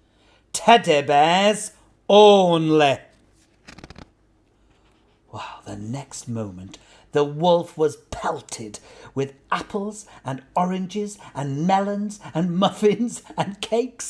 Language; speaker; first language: English; native; English